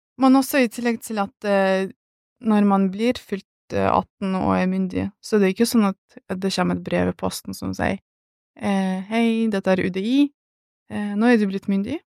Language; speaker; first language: Norwegian; early bilingual, other home language; Russian